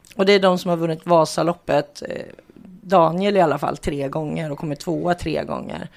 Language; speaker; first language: Swedish; native; Swedish